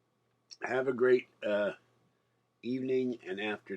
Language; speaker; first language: English; native; English